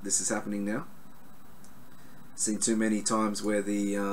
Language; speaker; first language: English; native; English